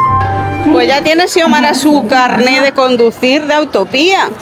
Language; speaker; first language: Spanish; native; Spanish